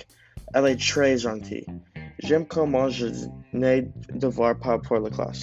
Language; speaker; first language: French; non-native, learner; English